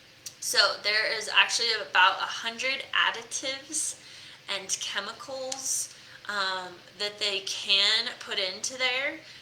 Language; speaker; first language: English; native; English